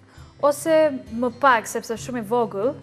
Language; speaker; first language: Albanian; non-native, learner; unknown